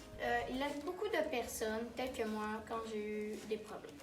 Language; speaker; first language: French; native; French